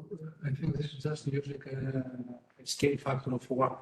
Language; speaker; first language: English; non-native, fluent; Greek